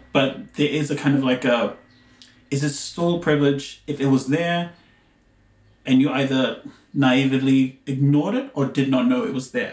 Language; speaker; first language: English; native; English